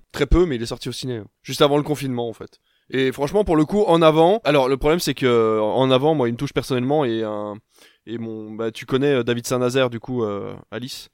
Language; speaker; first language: French; native; French